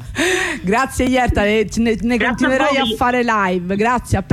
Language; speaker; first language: Italian; native; Italian